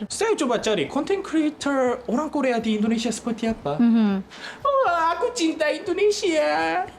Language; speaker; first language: Indonesian; non-native, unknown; Korean